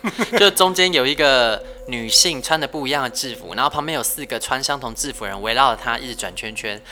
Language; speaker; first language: Chinese; non-native, local second language; Min Nan Chinese